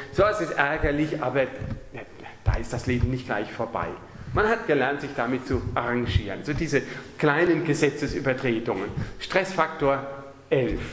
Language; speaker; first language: German; native; German